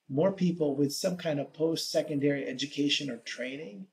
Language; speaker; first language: English; native; English